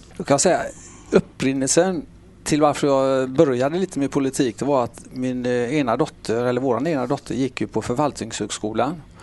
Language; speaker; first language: Swedish; native; Swedish